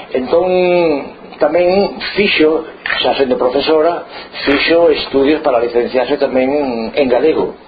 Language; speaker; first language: Galician; non-native, local second language; Spanish